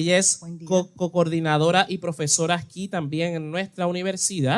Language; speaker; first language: Spanish; native; Spanish